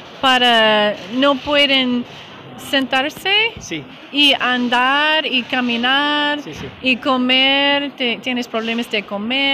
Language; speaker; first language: Spanish; non-native, learner; English